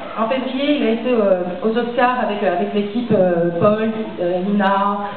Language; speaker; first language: French; native; French